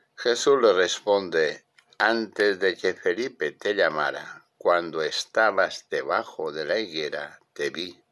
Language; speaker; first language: Spanish; native; Spanish